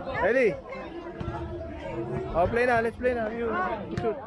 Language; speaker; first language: English; non-native, local second language; Filipino